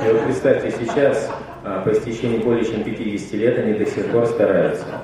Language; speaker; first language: Russian; native; Russian